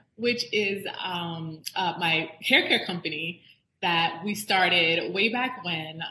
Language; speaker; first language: English; native; English